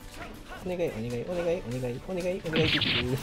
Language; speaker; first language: Japanese; native; Japanese